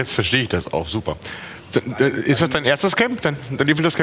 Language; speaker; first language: German; native; German